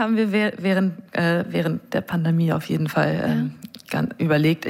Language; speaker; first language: German; non-native, fluent; English